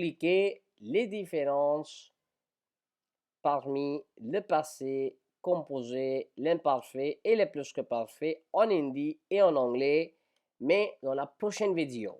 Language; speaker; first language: French; non-native, fluent; Hindi